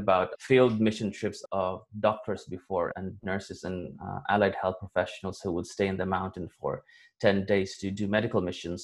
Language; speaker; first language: English; non-native, local second language; Cebuano